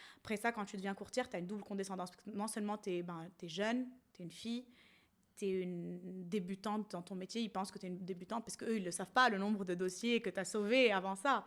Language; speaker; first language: French; non-native, local second language; Arabic